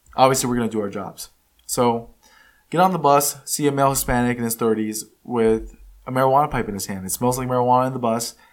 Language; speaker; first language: English; early bilingual, other home language; Spanish